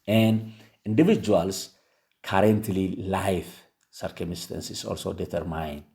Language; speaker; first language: English; non-native, local second language; Amharic